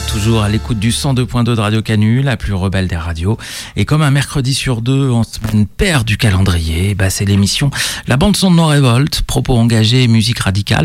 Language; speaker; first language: French; native; French